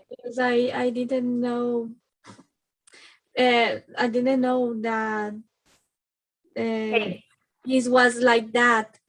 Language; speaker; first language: English; non-native, learner; Spanish